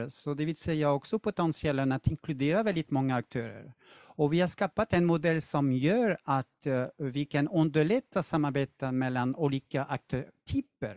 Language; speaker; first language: Swedish; non-native, fluent; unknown